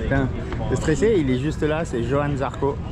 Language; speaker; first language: French; native; French